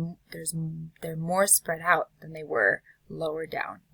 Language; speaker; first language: English; native; English